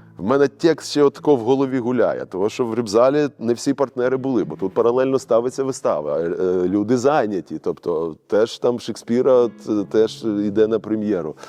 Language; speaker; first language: Ukrainian; native; Ukrainian